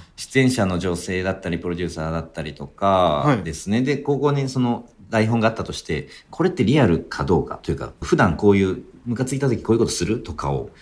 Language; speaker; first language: Japanese; native; Japanese